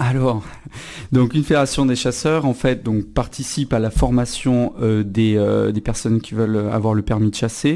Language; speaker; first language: French; native; French